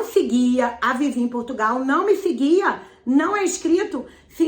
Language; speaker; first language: Portuguese; native; Portuguese